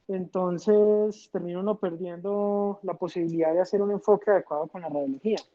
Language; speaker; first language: Spanish; native; Spanish